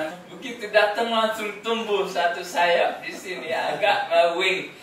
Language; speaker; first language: Indonesian; non-native, fluent; English